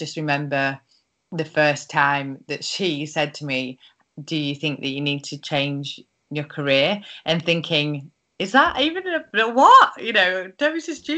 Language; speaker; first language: English; native; English